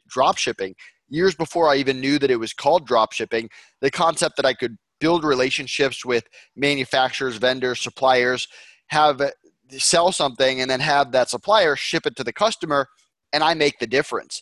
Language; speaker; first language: English; native; English